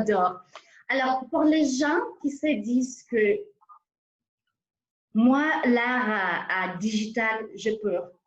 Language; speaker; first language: French; non-native, fluent; English